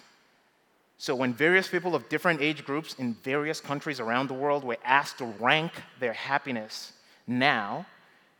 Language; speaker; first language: English; non-native, local second language; Yoruba